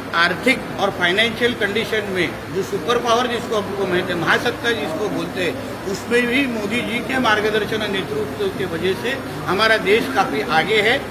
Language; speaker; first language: Hindi; non-native, local second language; Marathi